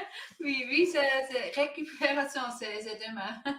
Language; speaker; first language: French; non-native, learner; German